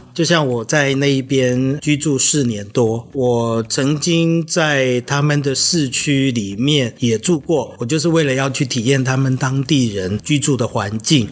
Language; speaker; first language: Chinese; native; Chinese